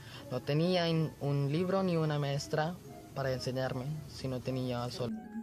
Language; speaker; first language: Spanish; non-native, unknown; Filipino